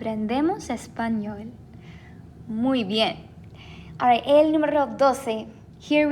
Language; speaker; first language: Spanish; non-native, fluent; English